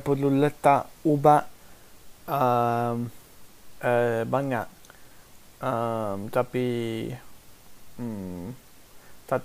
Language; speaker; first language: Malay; non-native, learner; English